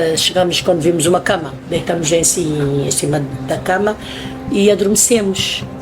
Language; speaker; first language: Portuguese; native; Portuguese